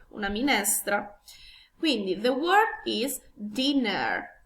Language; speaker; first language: English; non-native, learner; Italian